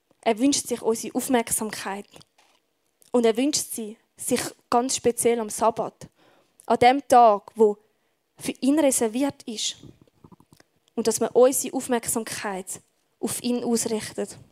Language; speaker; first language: German; native; German